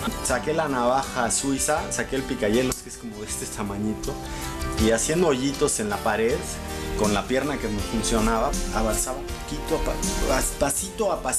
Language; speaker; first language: Spanish; native; Spanish